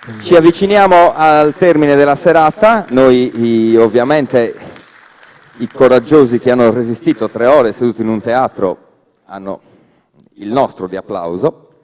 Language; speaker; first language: Italian; non-native, local second language; Sardinian